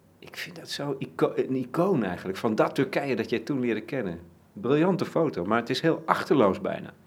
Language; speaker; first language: Dutch; native; Dutch